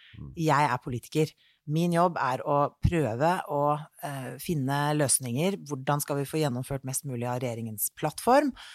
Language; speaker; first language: Norwegian; native; Norwegian